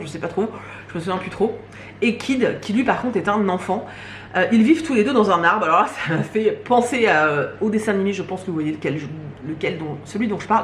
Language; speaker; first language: French; native; French